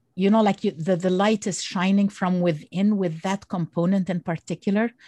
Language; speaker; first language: English; non-native, fluent; Arabic